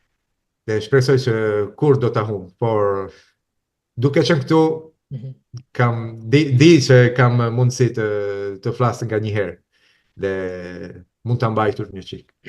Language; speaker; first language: Albanian; non-native, fluent; Italian